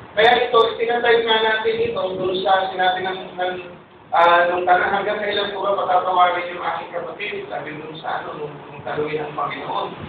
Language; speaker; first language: Filipino; native; Filipino